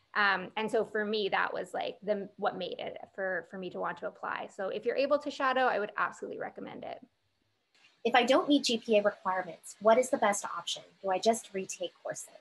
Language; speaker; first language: English; native; English